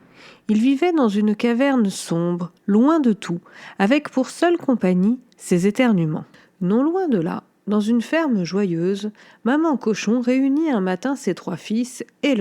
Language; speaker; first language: French; native; French